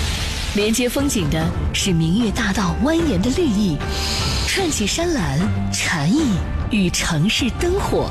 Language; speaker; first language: Chinese; native; Chinese